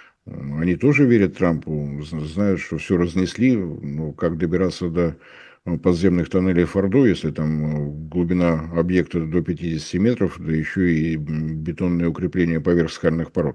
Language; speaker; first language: Russian; native; Russian